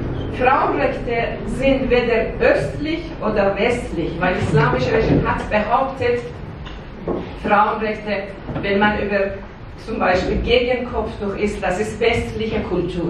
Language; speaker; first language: German; non-native, learner; Persian